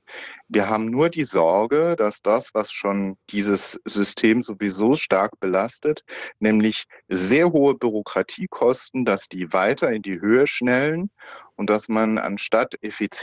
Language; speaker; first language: German; native; German